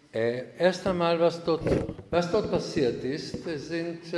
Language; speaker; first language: German; non-native, fluent; Hebrew